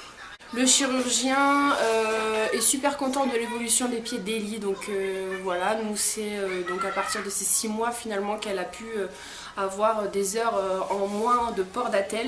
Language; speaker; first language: French; native; French